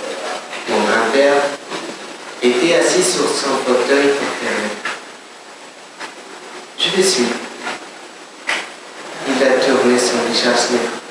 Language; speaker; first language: French; non-native, learner; Spanish